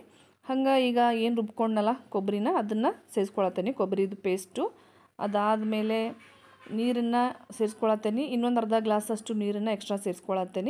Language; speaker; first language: Kannada; native; Kannada